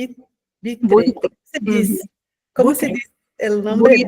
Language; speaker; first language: Spanish; non-native, learner; Portuguese